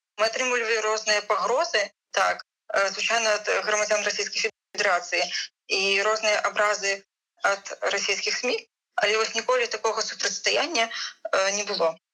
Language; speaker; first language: Belarusian; non-native, local second language; Russian